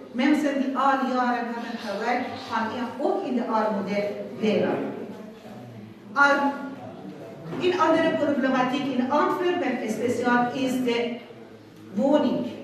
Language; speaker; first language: Dutch; non-native, fluent; Persian